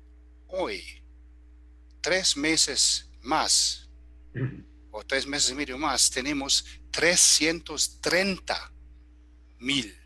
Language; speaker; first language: Spanish; non-native, fluent; German